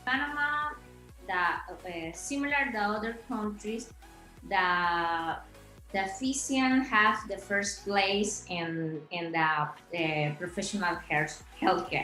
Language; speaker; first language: English; non-native, learner; Spanish